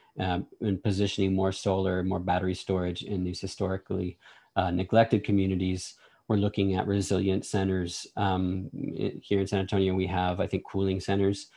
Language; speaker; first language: English; native; English